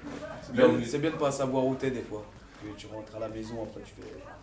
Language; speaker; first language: French; native; French